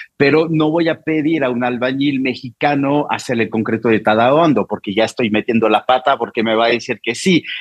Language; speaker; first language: Spanish; non-native, fluent; French